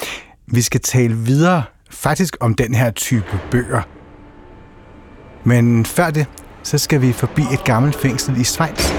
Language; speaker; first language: Danish; native; Danish